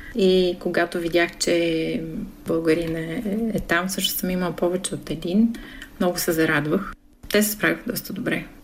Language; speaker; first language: Bulgarian; native; Bulgarian